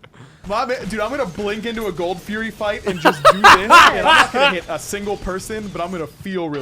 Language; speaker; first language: English; native; English